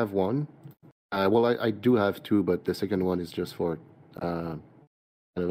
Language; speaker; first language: English; non-native, fluent; French